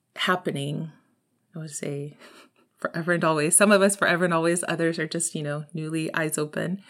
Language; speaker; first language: English; native; English